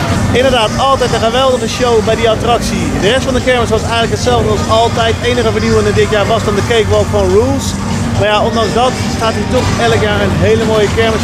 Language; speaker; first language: Dutch; native; Dutch